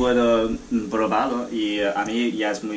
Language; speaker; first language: Spanish; non-native, learner; Chinese